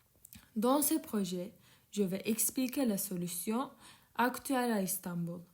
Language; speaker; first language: French; non-native, learner; Turkish